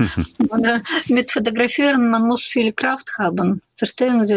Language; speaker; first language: German; non-native, fluent; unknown